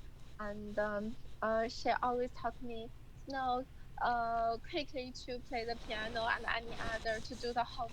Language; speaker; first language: English; non-native, learner; Chinese